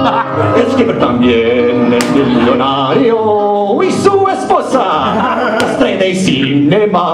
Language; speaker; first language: Spanish; non-native, learner; English